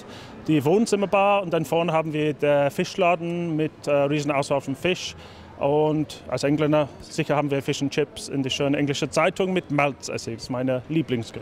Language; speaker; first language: German; non-native, fluent; English